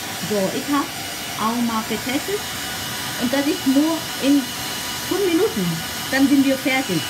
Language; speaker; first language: German; non-native, learner; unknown